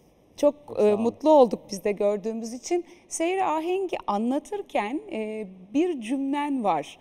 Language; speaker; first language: Turkish; native; Turkish